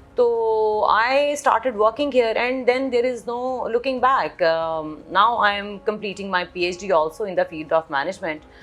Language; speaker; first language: English; non-native, local second language; Urdu